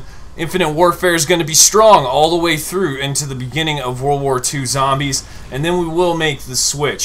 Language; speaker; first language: English; native; English